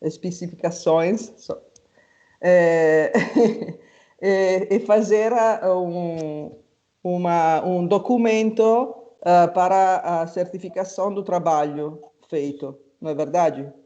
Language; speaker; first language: Portuguese; non-native, fluent; Italian